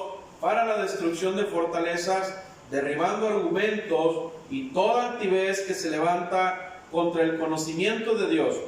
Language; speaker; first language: Spanish; native; Spanish